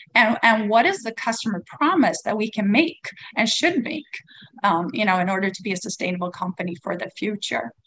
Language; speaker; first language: English; non-native, fluent; Swedish